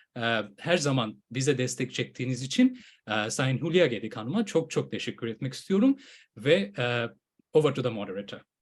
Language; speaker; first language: Turkish; non-native, fluent; Bangla